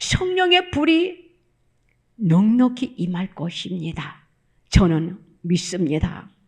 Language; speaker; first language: Korean; native; Korean